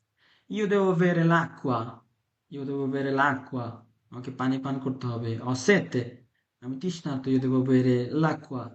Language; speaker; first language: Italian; non-native, fluent; Bangla